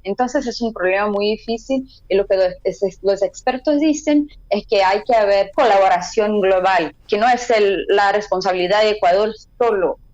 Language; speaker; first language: Spanish; non-native, fluent; Portuguese